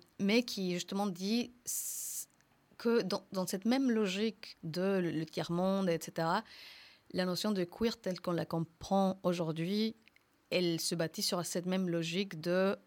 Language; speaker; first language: French; non-native, fluent; Spanish